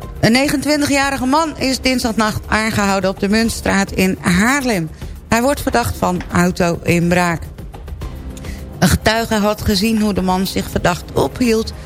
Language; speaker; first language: Dutch; native; Dutch